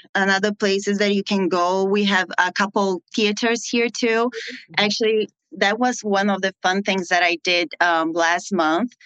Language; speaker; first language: English; non-native, fluent; Portuguese